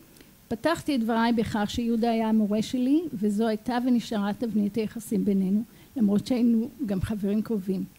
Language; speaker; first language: Hebrew; native; Hebrew